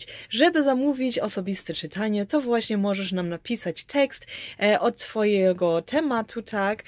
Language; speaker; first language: Polish; early bilingual, heritage; Polish